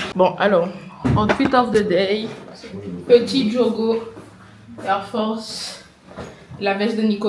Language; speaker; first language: French; native; French